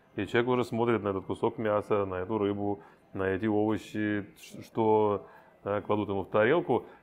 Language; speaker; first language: Russian; native; Russian